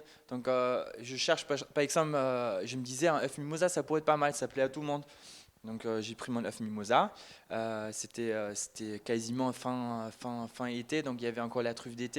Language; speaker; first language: French; non-native, fluent; German